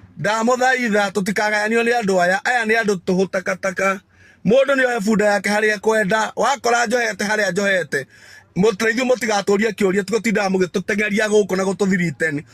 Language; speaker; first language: Kikuyu; non-native, local second language; Meru